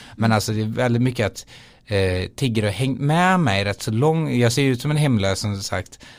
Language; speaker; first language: Swedish; native; Swedish